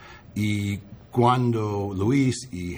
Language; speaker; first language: Spanish; non-native, learner; English